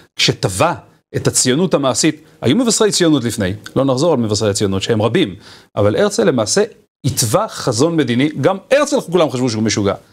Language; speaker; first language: Hebrew; native; Hebrew